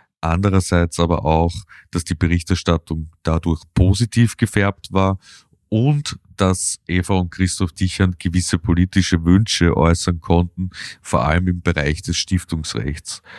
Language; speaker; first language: German; native; German